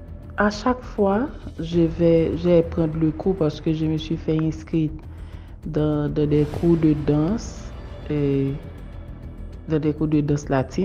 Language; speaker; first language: French; non-native, local second language; Haitian Creole